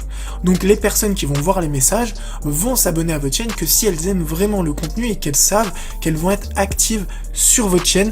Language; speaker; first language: French; native; French